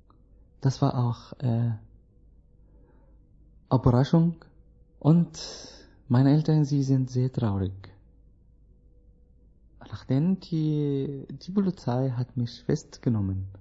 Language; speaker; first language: German; non-native, learner; Arabic